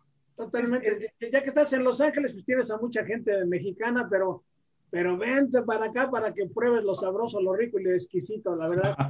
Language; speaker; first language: Spanish; native; Spanish